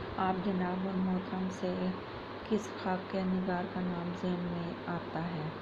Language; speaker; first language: Urdu; non-native, local second language; Punjabi